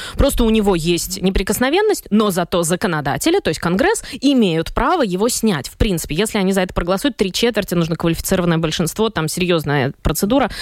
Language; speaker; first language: Russian; native; Russian